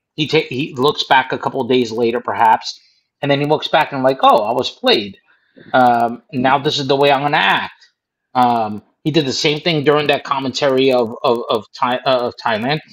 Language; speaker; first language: English; native; English